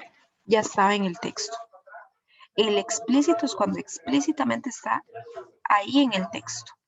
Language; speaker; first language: Spanish; native; Spanish